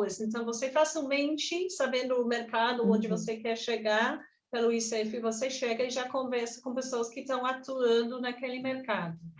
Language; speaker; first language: Portuguese; non-native, fluent; English